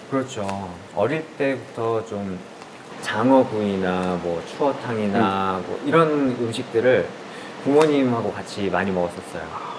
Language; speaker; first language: Korean; native; Korean